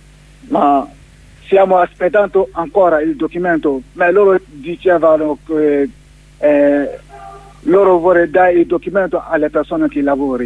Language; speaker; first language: Italian; non-native, learner; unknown